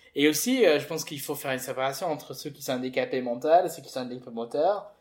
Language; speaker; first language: French; early bilingual, other home language; English